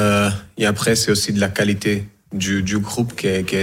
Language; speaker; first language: French; non-native, fluent; Portuguese